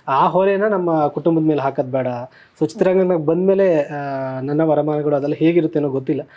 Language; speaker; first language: Kannada; native; Kannada